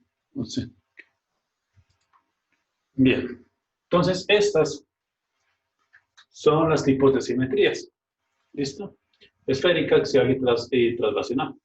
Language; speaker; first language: Spanish; native; Spanish